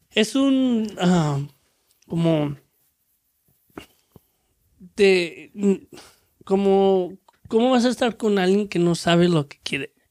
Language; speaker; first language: Spanish; native; Spanish